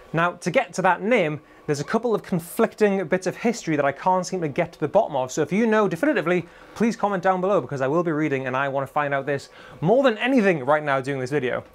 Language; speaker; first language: English; native; English